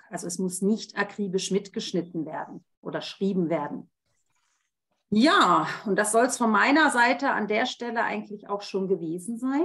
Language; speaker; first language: German; native; German